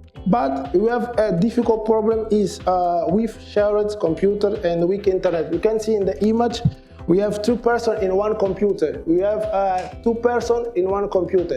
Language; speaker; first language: English; non-native, learner; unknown